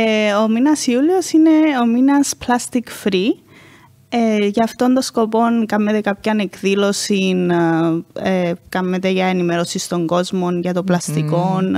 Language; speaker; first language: Greek; native; Greek